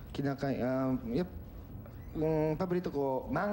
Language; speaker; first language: Filipino; non-native, learner; Japanese